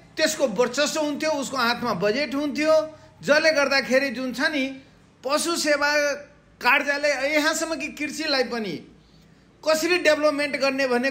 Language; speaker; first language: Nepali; non-native, local second language; Maithili